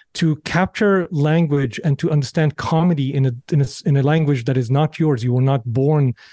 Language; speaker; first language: English; non-native, fluent; Arabic